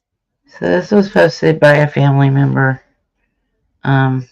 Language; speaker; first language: English; native; English